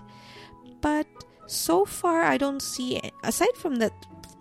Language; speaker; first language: English; non-native, local second language; Filipino